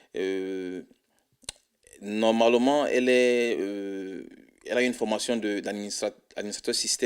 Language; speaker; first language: French; non-native, fluent; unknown